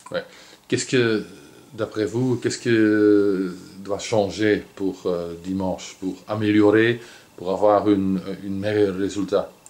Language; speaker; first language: French; non-native, local second language; Dutch